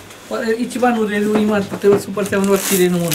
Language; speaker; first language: Japanese; non-native, learner; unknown